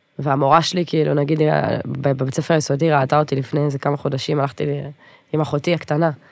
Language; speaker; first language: Hebrew; native; Hebrew